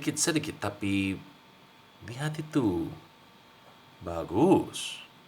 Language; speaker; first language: Indonesian; non-native, learner; English